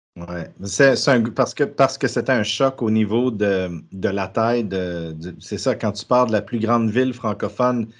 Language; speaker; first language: French; native; French